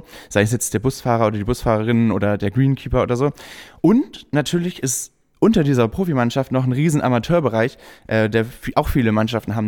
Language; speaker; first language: German; native; German